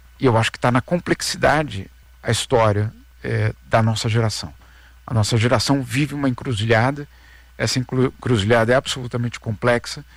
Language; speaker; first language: Portuguese; native; Portuguese